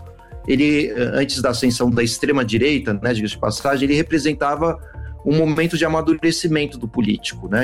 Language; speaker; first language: Portuguese; native; Portuguese